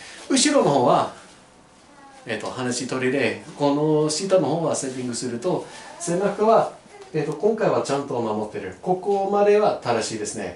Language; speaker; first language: Japanese; non-native, learner; English